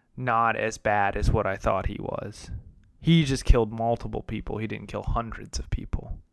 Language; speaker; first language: English; native; English